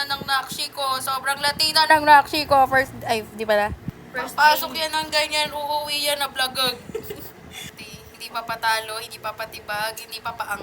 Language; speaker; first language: Filipino; native; Filipino